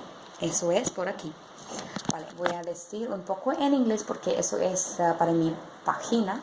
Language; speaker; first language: Spanish; non-native, learner; English